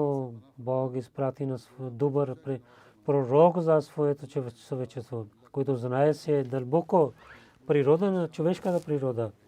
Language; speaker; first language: Bulgarian; non-native, learner; Urdu